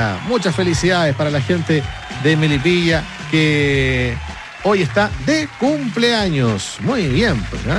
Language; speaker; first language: Spanish; native; Spanish